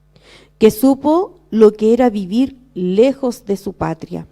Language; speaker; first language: Spanish; native; Spanish